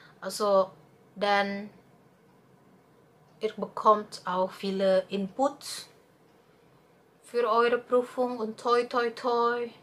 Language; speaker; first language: German; non-native, learner; Indonesian